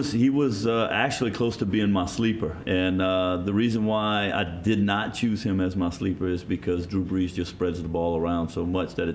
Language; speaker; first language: English; native; English